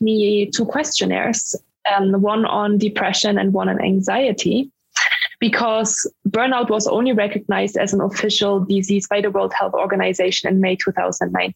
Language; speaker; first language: English; non-native, fluent; German